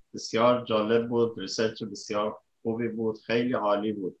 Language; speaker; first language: Persian; native; Persian